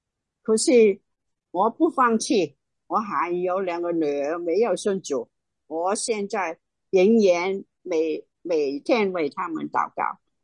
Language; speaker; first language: Chinese; non-native, local second language; Cantonese